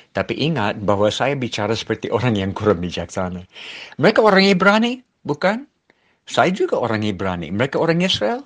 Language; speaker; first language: Malay; non-native, fluent; English